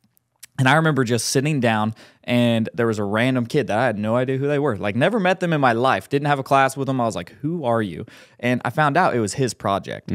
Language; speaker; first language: English; native; English